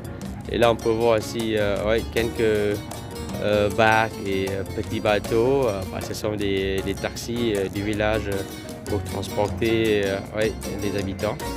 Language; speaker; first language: French; non-native, fluent; Vietnamese